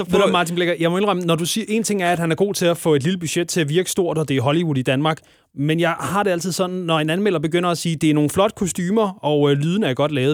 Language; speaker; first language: Danish; native; Danish